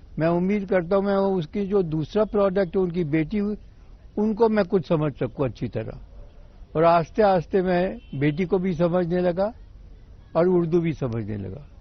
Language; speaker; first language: Urdu; native; Urdu